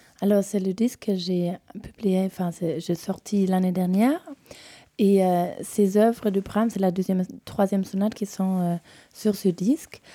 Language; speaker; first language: French; non-native, fluent; German